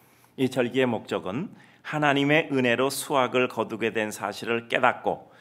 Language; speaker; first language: Korean; native; Korean